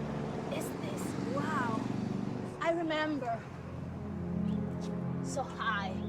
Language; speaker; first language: English; non-native, learner; Spanish